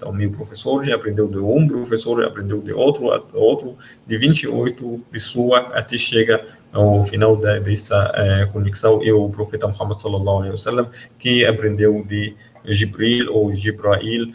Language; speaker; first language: Portuguese; non-native, learner; Arabic